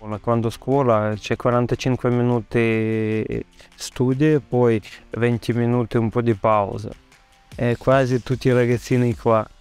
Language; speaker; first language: Italian; non-native, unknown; Russian